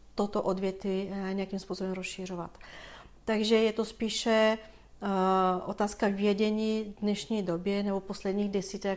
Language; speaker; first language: Czech; non-native, fluent; Bulgarian